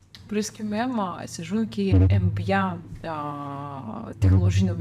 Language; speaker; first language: French; non-native, learner; Ukrainian